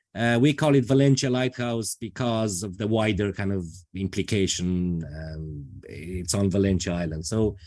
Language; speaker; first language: English; non-native, fluent; Romanian